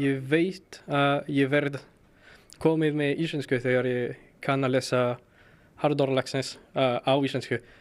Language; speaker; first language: Icelandic; non-native, learner; French